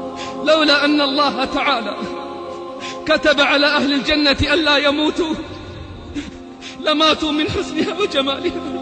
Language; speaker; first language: Arabic; native; Arabic